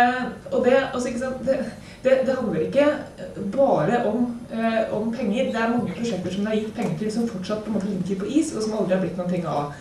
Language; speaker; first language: Norwegian; native; Norwegian